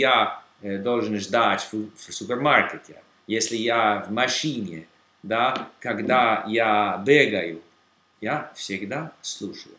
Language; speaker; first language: Russian; non-native, learner; English